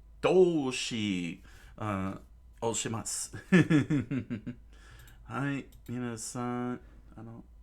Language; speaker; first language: Japanese; non-native, learner; English